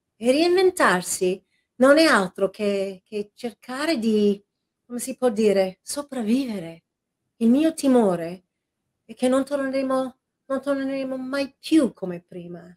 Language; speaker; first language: Italian; non-native, fluent; English